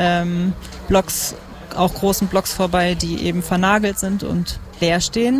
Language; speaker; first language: German; native; German